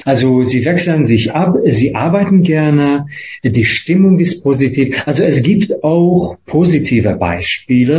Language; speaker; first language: German; non-native, fluent; Hungarian